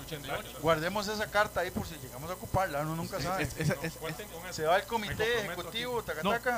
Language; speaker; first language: Spanish; native; Spanish